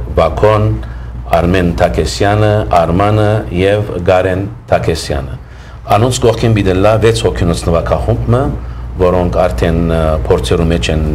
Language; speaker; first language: Armenian; early bilingual, heritage; Armenian